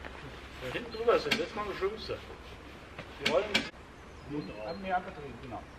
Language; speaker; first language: German; native; German